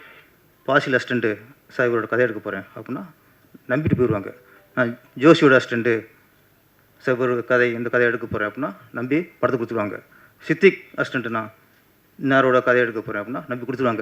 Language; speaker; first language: Tamil; native; Tamil